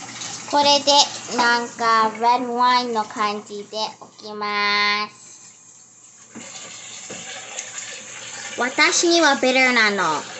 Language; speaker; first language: Japanese; early bilingual, heritage; English